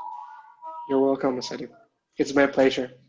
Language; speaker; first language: English; non-native, local second language; Indonesian